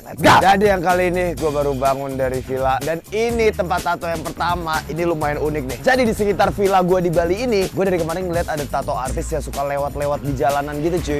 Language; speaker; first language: Indonesian; native; Indonesian